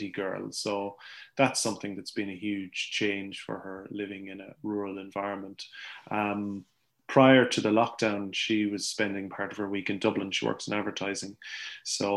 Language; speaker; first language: English; native; English